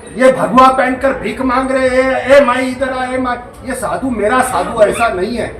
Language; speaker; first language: Hindi; non-native, local second language; Gujarati